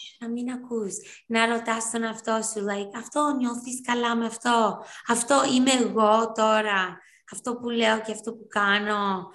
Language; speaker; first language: Greek; early bilingual, heritage; Greek